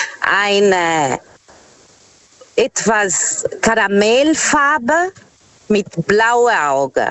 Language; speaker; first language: German; non-native, fluent; Portuguese